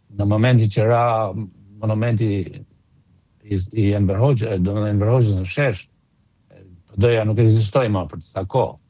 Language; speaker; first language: Albanian; native; Albanian